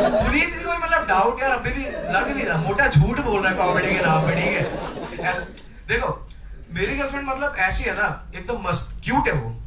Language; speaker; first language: Hindi; non-native, local second language; Bangla